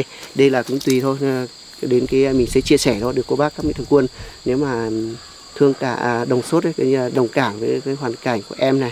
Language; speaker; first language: Vietnamese; native; Vietnamese